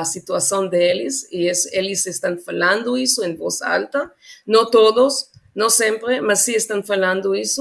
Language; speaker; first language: Portuguese; non-native, fluent; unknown